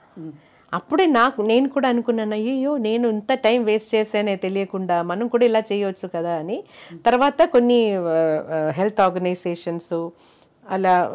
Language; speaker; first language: Telugu; non-native, local second language; Malayalam